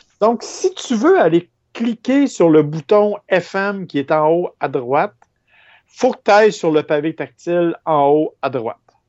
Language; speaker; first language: French; native; French